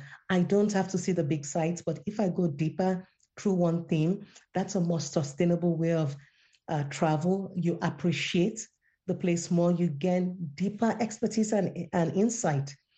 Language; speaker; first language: English; non-native, local second language; Yoruba